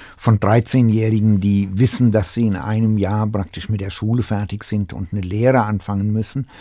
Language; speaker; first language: German; native; German